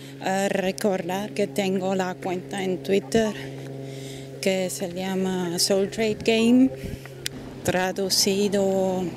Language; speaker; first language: Spanish; non-native, fluent; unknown